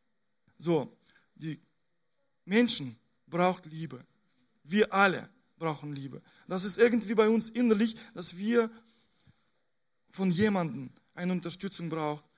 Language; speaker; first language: German; non-native, fluent; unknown